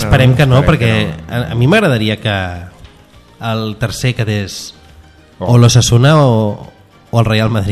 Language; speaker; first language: Catalan; native; Catalan